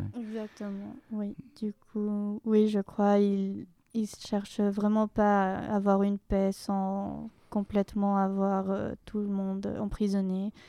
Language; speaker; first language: French; non-native, fluent; Spanish